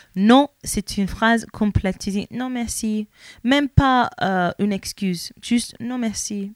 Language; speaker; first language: French; non-native, learner; English